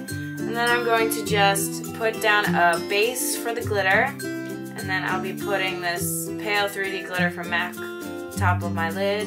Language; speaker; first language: English; native; English